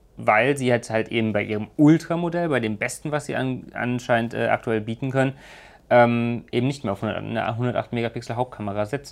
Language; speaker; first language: German; native; German